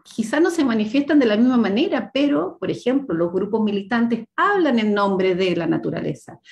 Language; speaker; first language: Spanish; native; Spanish